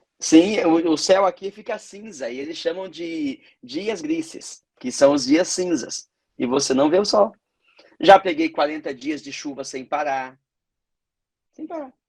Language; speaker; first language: Portuguese; native; Portuguese